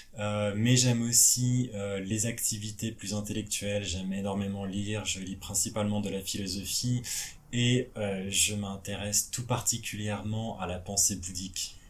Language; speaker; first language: French; native; French